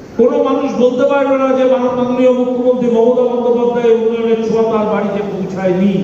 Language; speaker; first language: Bangla; native; Bangla